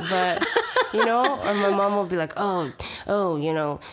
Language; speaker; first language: English; early bilingual, other home language; Chinese